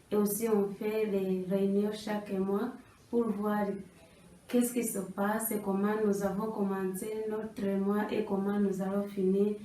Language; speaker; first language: French; non-native, local second language; Kinyarwanda